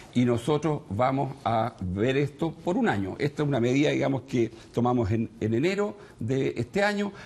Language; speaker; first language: Spanish; native; Spanish